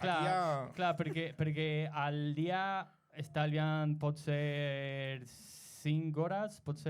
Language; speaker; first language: Catalan; non-native, learner; Spanish